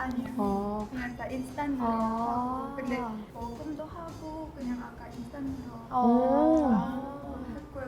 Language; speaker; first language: Korean; non-native, fluent; Indonesian